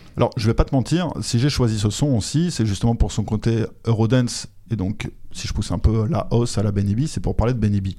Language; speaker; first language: French; native; French